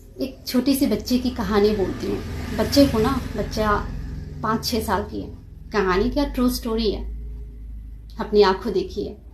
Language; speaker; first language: Hindi; non-native, local second language; Kok Borok